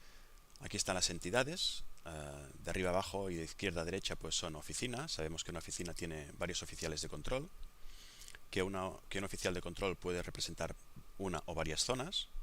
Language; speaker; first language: Spanish; native; Spanish